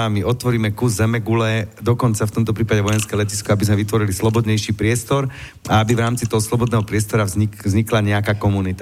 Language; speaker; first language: Slovak; native; Slovak